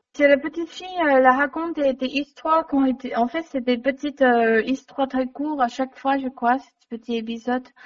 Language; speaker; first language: French; non-native, fluent; Chinese